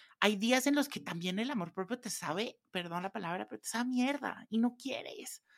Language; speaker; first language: Spanish; native; Spanish